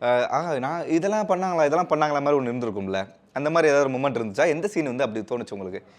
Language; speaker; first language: Tamil; native; Tamil